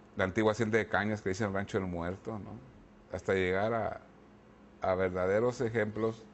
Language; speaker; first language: Spanish; native; Spanish